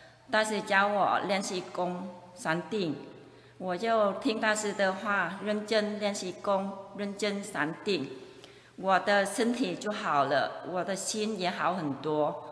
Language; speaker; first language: Chinese; non-native, fluent; Vietnamese